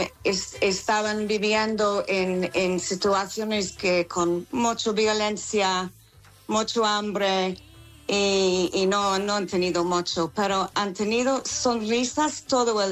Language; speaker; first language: Spanish; non-native, fluent; English